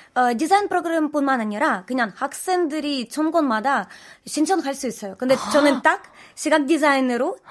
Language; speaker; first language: Korean; non-native, fluent; Ukrainian